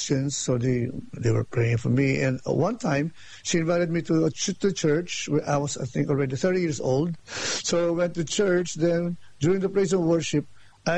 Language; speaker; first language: English; non-native, local second language; Filipino